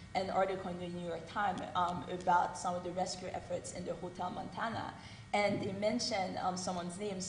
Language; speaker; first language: English; early bilingual, other home language; Haitian Creole